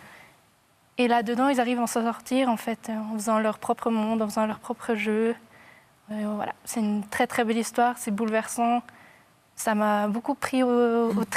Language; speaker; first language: French; native; French